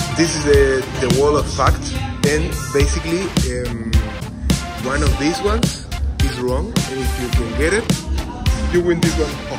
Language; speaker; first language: English; non-native, fluent; Spanish